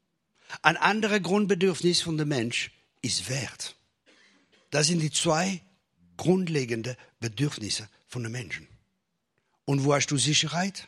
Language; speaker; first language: German; non-native, fluent; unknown